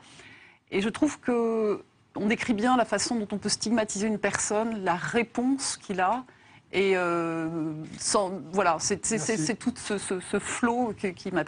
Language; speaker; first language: French; native; French